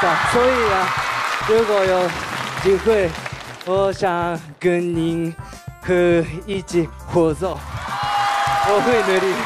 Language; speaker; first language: Chinese; non-native, learner; Japanese